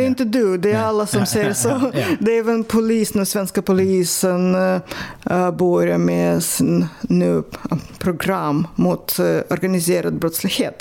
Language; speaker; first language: Swedish; non-native, fluent; Russian